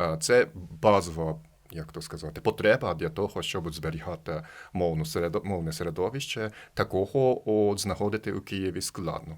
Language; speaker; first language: Ukrainian; non-native, fluent; Japanese